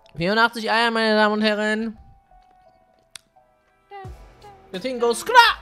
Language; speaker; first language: German; native; German